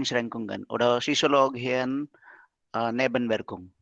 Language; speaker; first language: German; non-native, learner; Tamil